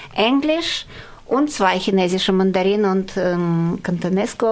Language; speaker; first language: German; non-native, fluent; Russian